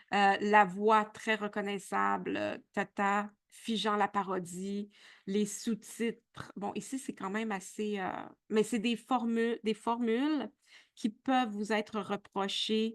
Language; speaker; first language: French; native; French